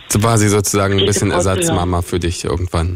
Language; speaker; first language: German; native; German